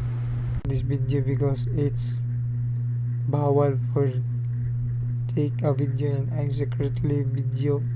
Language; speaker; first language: English; non-native, learner; Cebuano